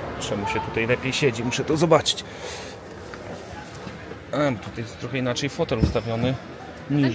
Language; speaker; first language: Polish; native; Polish